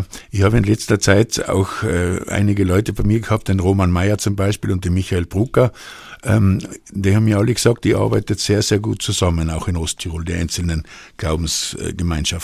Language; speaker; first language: German; native; German